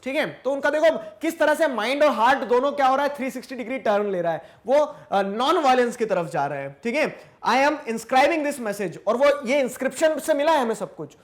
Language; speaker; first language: Hindi; native; Hindi